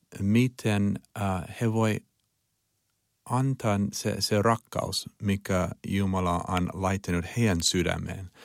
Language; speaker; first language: Finnish; non-native, learner; Chinese